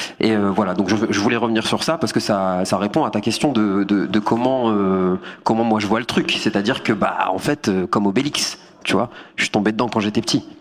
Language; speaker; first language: French; native; French